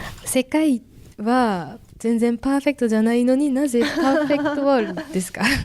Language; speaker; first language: Japanese; non-native, fluent; French